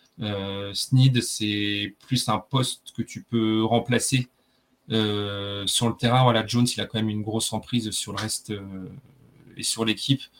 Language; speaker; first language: French; native; French